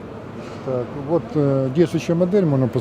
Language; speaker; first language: Russian; native; Russian